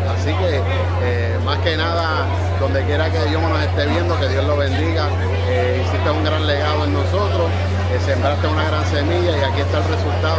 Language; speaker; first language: Spanish; native; Spanish